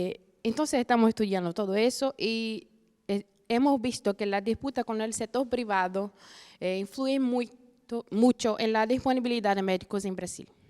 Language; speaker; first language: Spanish; non-native, fluent; Portuguese